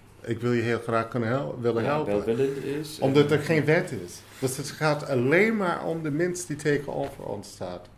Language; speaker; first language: Dutch; non-native, fluent; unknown